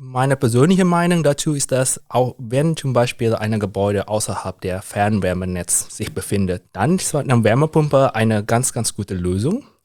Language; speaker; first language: German; non-native, fluent; Indonesian